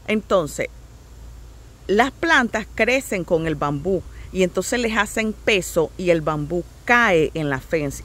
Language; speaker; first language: Spanish; native; Spanish